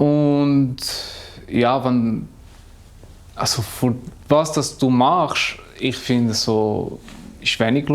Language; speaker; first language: German; non-native, learner; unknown